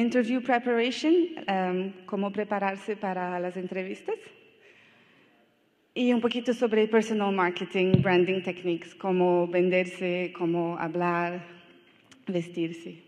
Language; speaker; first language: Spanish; non-native, learner; Portuguese